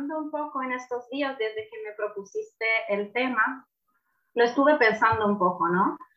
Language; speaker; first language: Spanish; non-native, fluent; Italian